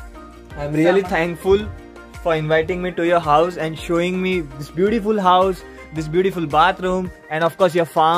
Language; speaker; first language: English; non-native, fluent; Hindi